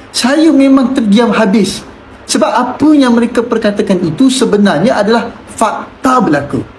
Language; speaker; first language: Malay; native; Malay